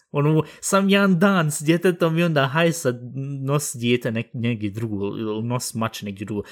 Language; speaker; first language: Bosnian; early bilingual, heritage; Bosnian